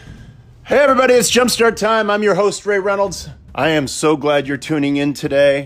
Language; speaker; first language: English; native; English